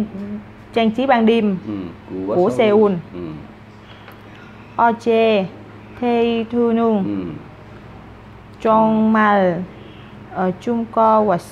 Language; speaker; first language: Vietnamese; non-native, learner; Korean